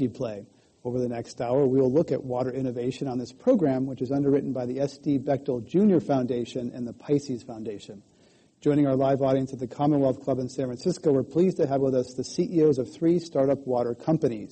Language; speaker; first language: English; native; English